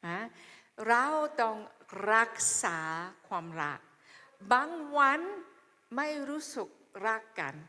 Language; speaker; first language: Thai; non-native, fluent; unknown